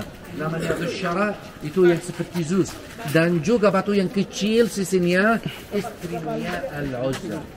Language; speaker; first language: Indonesian; non-native, learner; Arabic